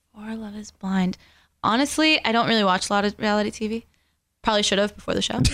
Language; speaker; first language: English; early bilingual, other home language; Spanish